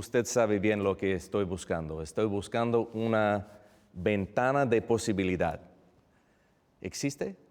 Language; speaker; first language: Spanish; non-native, fluent; English